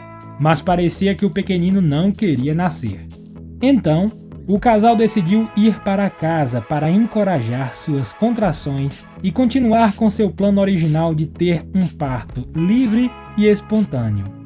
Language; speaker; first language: Portuguese; native; Portuguese